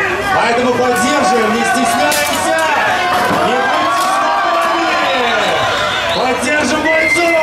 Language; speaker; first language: Russian; native; Russian